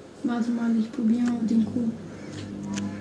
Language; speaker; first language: German; early bilingual, other home language; Russian